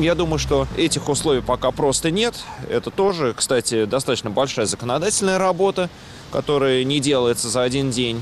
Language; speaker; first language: Russian; native; Russian